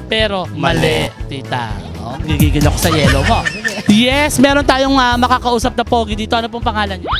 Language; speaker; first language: Filipino; native; Filipino